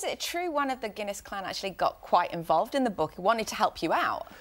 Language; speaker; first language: English; native; English